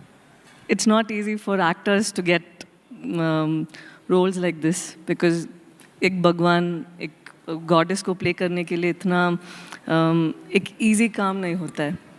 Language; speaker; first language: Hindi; non-native, local second language; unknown